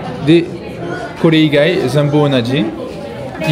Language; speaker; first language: Japanese; non-native, learner; French